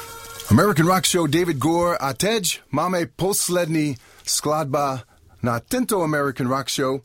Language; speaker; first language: Czech; non-native, learner; English